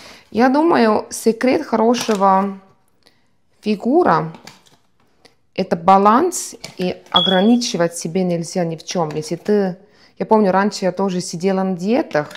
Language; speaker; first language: Russian; non-native, fluent; Estonian